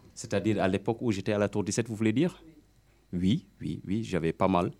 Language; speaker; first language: French; non-native, local second language; Wolof